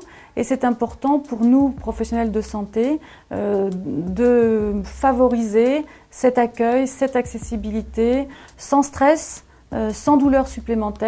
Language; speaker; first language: French; native; French